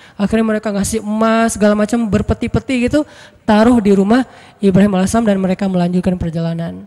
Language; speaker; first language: Indonesian; native; Indonesian